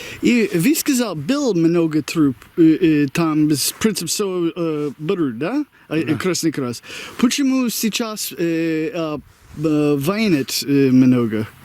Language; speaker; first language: Russian; non-native, learner; English